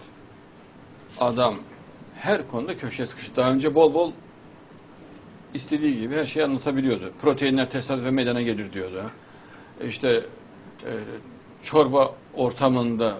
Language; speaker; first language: Turkish; native; Turkish